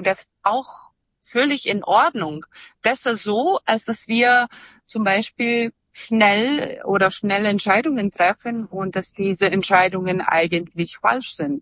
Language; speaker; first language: German; non-native, fluent; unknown